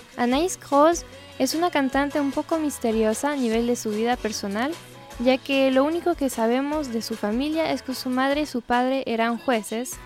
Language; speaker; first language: Spanish; non-native, fluent; French